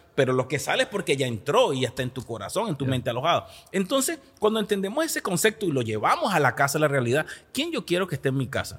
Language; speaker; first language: Spanish; native; Spanish